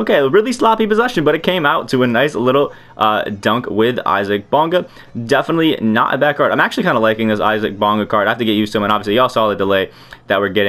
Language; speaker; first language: English; native; English